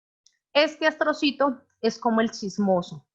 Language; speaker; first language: Spanish; native; Spanish